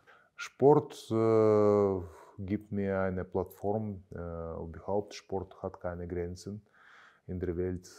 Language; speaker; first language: German; non-native, fluent; Russian